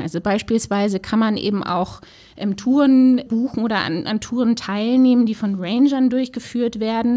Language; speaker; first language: German; native; German